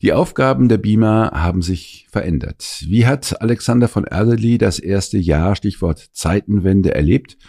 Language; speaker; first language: German; native; German